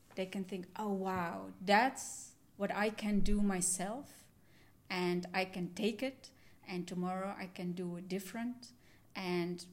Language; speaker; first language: English; non-native, fluent; Dutch